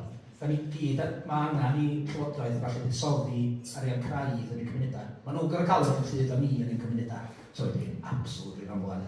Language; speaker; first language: Welsh; native; Welsh